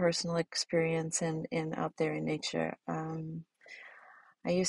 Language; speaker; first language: English; native; English